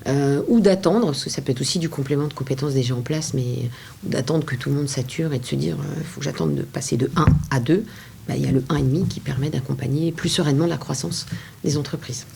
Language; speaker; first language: French; native; French